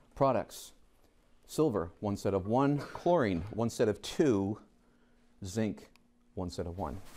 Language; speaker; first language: English; native; English